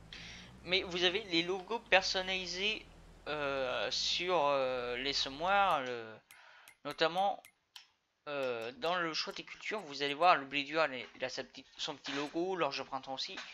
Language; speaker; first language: French; native; French